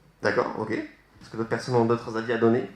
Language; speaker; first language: French; native; French